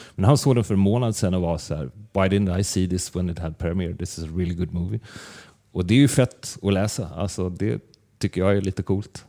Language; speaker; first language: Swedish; native; Swedish